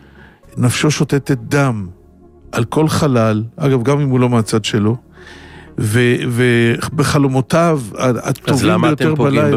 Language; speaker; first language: Hebrew; native; Hebrew